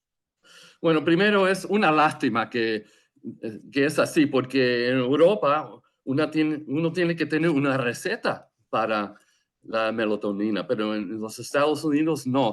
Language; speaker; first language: Spanish; non-native, fluent; English